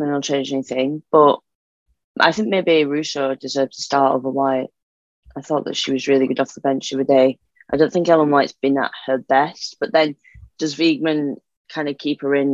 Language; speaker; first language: English; native; English